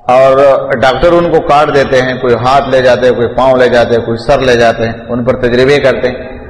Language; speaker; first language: Urdu; non-native, local second language; Pashto